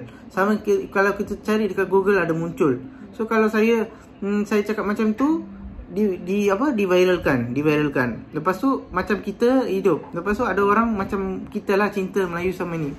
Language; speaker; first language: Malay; non-native, local second language; Tamil